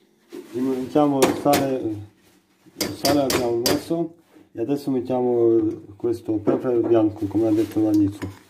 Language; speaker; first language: Italian; non-native, learner; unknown